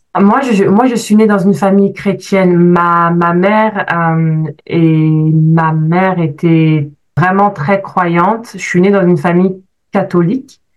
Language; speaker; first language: French; native; French